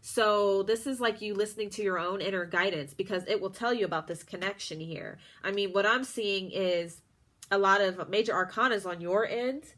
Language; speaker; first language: English; native; English